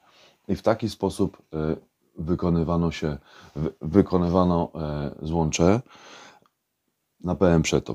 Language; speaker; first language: Polish; native; Polish